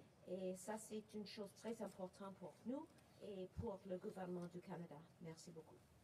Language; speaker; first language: French; non-native, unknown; English